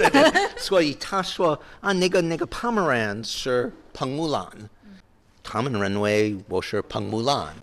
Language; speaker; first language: Chinese; non-native, learner; English